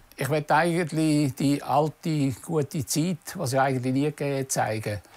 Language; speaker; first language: German; native; German